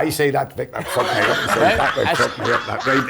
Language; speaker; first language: English; native; English